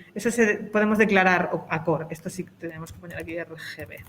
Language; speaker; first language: Spanish; native; Spanish